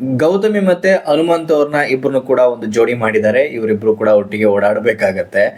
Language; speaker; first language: Kannada; native; Kannada